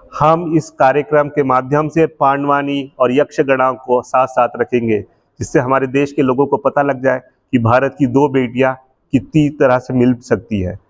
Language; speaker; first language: Hindi; native; Hindi